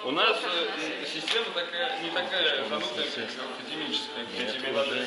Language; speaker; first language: Russian; native; Russian